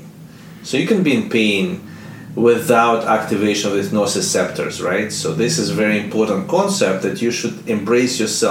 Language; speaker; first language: English; non-native, fluent; Russian